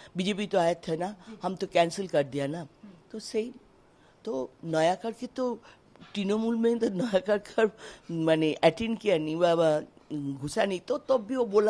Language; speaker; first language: Hindi; non-native, local second language; Bangla